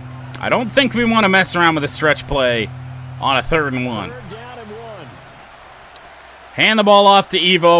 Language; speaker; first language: English; native; English